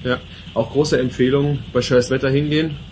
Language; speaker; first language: German; native; German